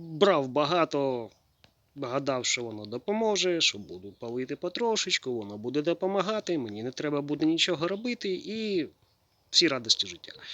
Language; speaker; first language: Ukrainian; native; Ukrainian